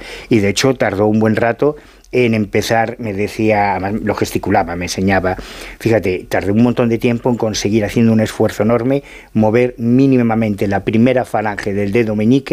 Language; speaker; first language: Spanish; native; Spanish